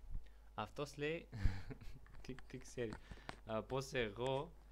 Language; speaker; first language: Greek; non-native, learner; Bulgarian